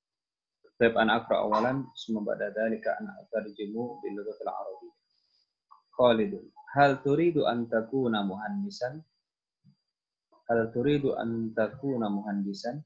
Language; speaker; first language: Arabic; non-native, fluent; Indonesian